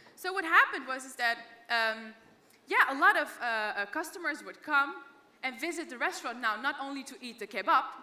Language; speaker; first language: English; non-native, fluent; Dutch